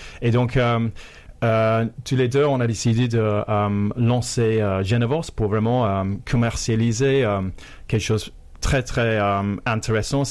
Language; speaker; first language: French; non-native, fluent; English